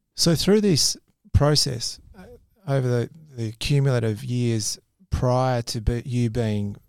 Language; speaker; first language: English; native; English